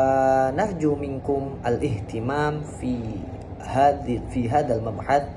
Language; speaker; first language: Arabic; non-native, learner; Indonesian